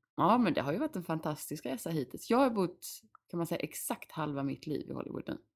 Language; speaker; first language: Swedish; native; Swedish